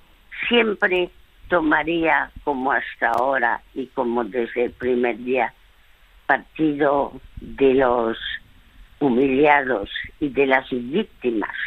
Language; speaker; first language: Spanish; early bilingual, other home language; French